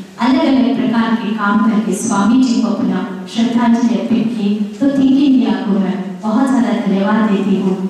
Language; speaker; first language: Hindi; native; Hindi